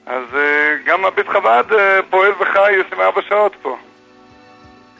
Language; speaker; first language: Hebrew; non-native, fluent; English